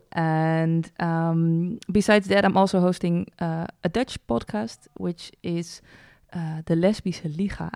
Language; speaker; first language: English; non-native, fluent; Dutch